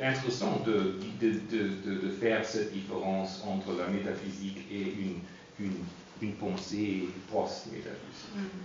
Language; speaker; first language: French; non-native, fluent; German